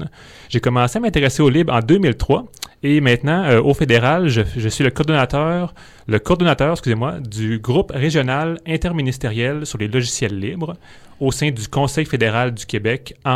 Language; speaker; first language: French; native; French